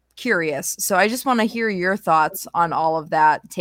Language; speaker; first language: English; native; English